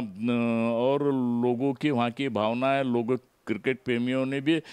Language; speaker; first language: Hindi; non-native, local second language; Marathi